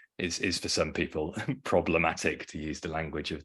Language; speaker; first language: English; native; English